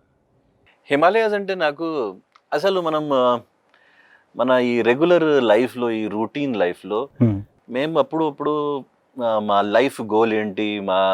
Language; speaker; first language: Telugu; non-native, local second language; Hindi